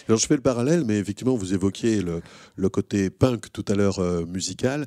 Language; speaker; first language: French; native; French